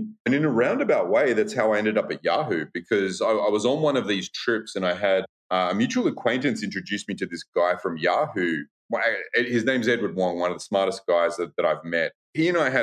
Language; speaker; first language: English; native; English